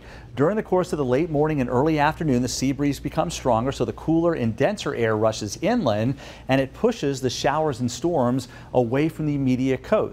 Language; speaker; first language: English; native; English